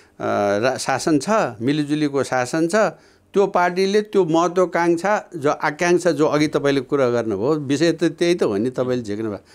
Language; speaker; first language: Nepali; native; Nepali